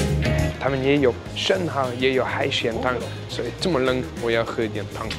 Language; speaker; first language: Chinese; non-native, fluent; German